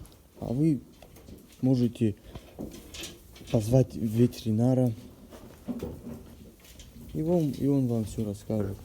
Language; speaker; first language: Russian; non-native, local second language; Ossetic